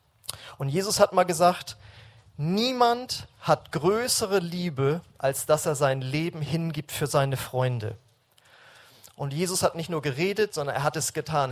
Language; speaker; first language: German; native; German